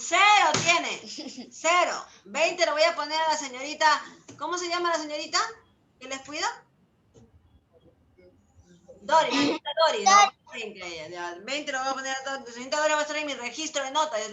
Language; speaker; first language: Spanish; native; Spanish